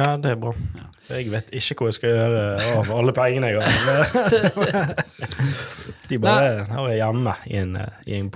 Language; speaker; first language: Norwegian; native; Norwegian